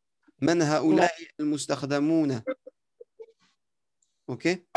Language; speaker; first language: Arabic; non-native, fluent; French